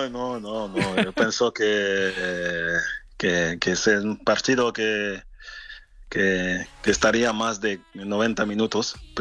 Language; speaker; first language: Spanish; non-native, fluent; French